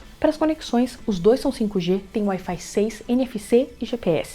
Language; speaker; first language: Portuguese; native; Portuguese